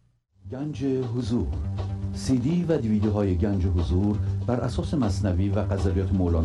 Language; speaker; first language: Persian; native; Persian